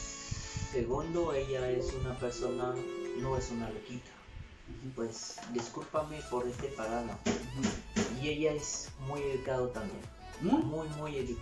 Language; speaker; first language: Spanish; non-native, learner; Haitian Creole